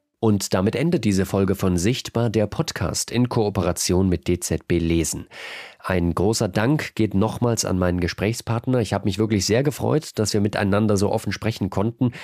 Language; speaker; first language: German; native; German